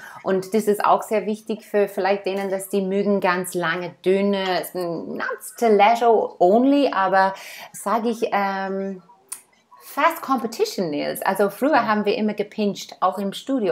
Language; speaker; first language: German; non-native, fluent; English